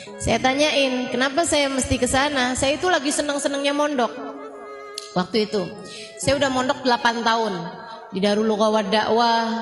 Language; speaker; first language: Indonesian; native; Indonesian